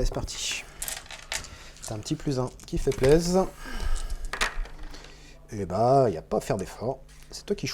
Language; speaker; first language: French; native; French